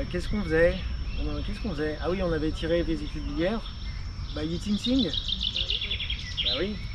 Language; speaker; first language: French; native; French